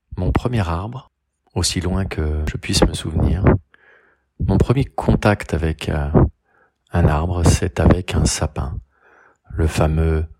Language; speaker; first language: French; native; French